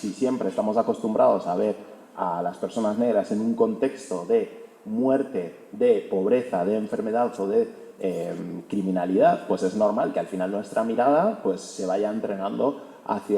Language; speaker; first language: Spanish; early bilingual, other home language; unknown